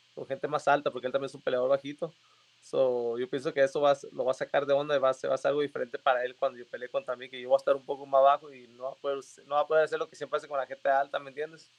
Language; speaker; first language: Spanish; native; Spanish